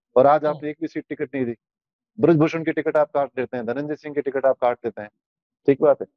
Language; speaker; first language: Hindi; native; Hindi